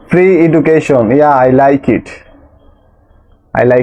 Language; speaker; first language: English; non-native, learner; Bangla